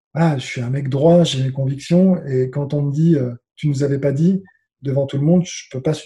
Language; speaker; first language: French; native; French